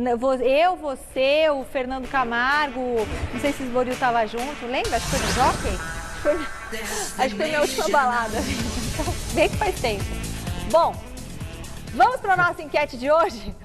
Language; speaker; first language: Portuguese; native; Portuguese